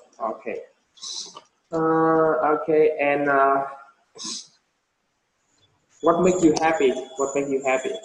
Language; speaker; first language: English; non-native, fluent; Vietnamese